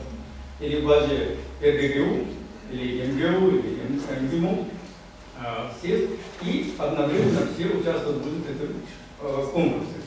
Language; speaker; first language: Russian; non-native, learner; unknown